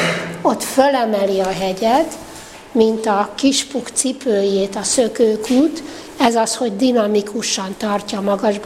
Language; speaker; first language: Hungarian; native; Hungarian